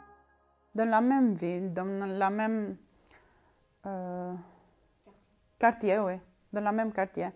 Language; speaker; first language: French; non-native, learner; Albanian